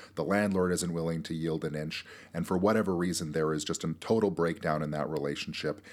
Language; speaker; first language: English; native; English